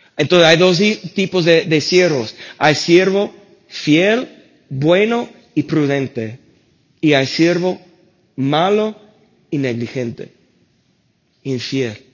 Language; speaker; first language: Spanish; non-native, fluent; English